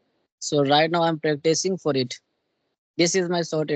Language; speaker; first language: English; non-native, local second language; Hindi